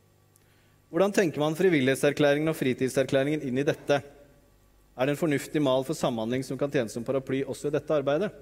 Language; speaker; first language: Norwegian; native; Norwegian